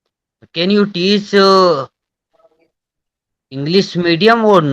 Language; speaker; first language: English; non-native, learner; Hindi